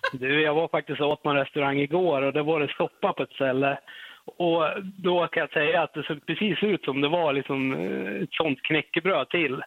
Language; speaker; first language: Swedish; native; Swedish